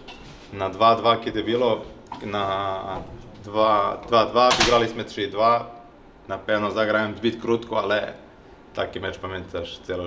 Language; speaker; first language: Polish; non-native, learner; Serbian